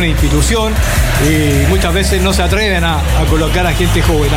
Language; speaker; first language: Spanish; native; Spanish